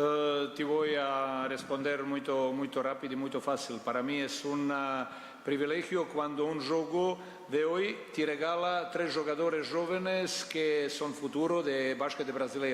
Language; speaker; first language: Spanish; non-native, fluent; Portuguese